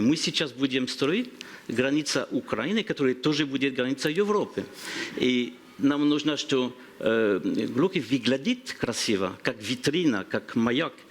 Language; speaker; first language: Russian; non-native, learner; French